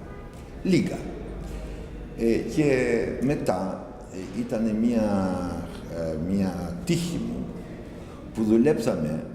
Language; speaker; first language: Greek; non-native, learner; Albanian